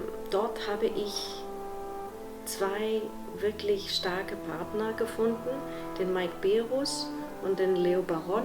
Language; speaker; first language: German; non-native, fluent; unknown